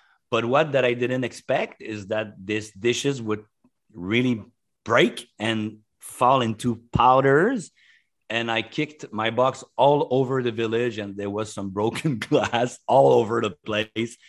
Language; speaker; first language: English; non-native, fluent; French